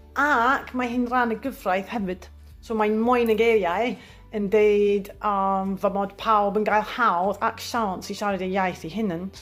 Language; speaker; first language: Welsh; non-native, learner; English